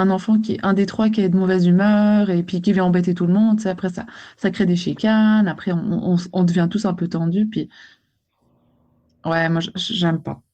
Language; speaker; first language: French; native; French